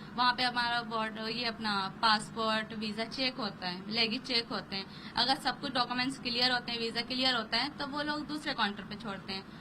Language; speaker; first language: Hindi; native; Hindi